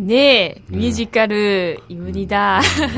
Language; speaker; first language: Korean; non-native, learner; Japanese